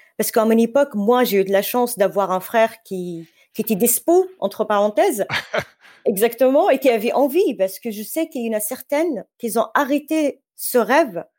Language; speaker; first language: French; non-native, fluent; Arabic